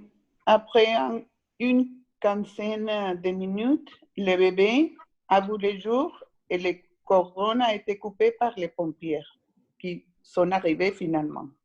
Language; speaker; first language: French; non-native, learner; Spanish